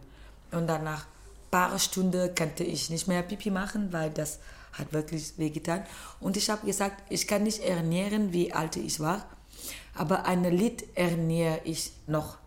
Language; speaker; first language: German; non-native, learner; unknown